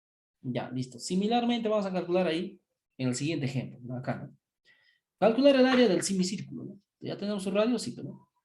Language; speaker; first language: Spanish; native; Spanish